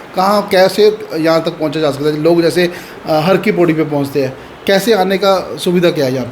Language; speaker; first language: Hindi; non-native, local second language; Punjabi